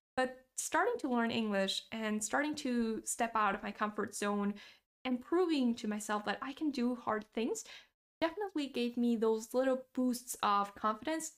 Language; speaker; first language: English; non-native, fluent; Portuguese